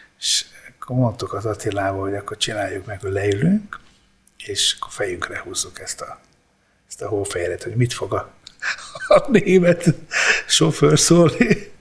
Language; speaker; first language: Hungarian; early bilingual, other home language; Italian